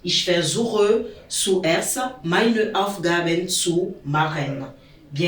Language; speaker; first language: German; non-native, fluent; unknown